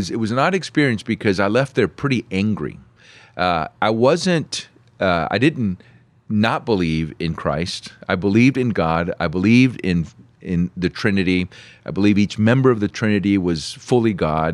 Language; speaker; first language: English; early bilingual, other home language; Spanish